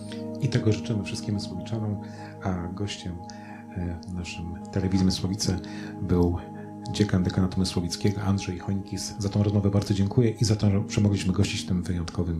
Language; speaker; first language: Polish; native; Polish